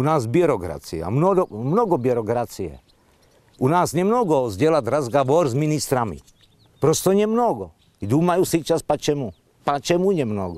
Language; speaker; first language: Russian; non-native, learner; Slovak